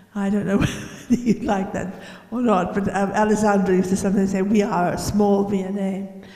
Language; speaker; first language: English; native; English